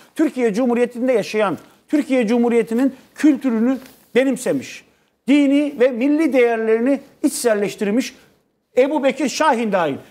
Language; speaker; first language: Turkish; native; Turkish